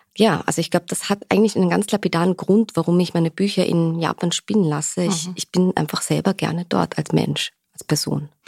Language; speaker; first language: German; native; German